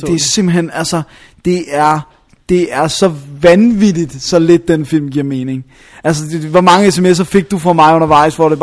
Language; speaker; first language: Danish; native; Danish